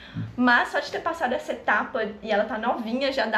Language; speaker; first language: Portuguese; native; Portuguese